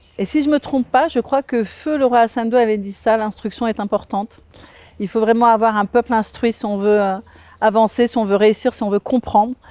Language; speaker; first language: French; native; French